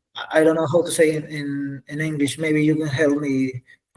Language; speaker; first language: English; non-native, learner; Spanish